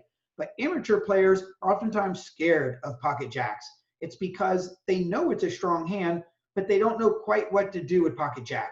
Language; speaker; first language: English; native; English